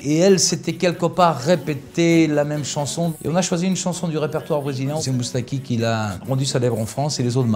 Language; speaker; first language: French; early bilingual, other home language; Portuguese